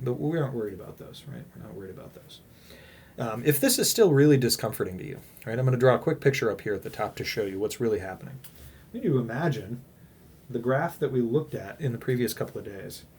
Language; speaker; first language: English; native; English